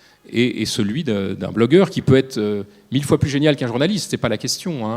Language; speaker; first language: French; native; French